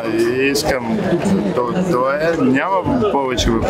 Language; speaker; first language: Bulgarian; non-native, learner; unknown